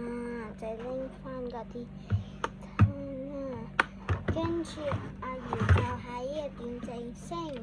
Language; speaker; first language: Cantonese; native; Cantonese